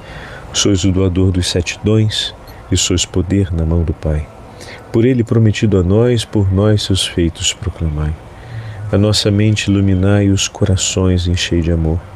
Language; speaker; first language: Portuguese; native; Portuguese